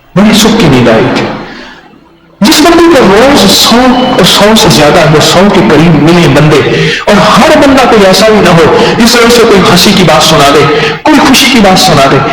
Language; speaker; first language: Urdu; non-native, local second language; Saraiki